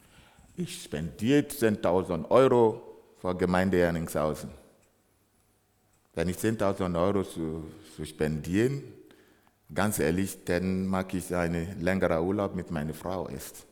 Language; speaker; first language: German; non-native, fluent; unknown